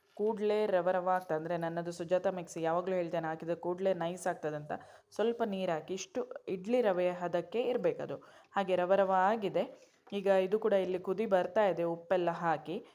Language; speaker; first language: Kannada; non-native, local second language; Konkani